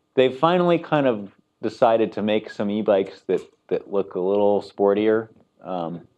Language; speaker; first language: English; native; English